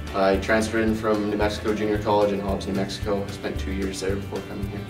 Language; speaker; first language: English; native; English